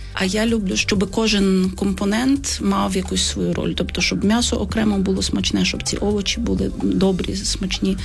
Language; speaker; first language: Ukrainian; native; Ukrainian